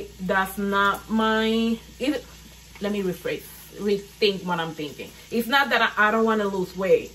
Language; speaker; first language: English; non-native, fluent; Spanish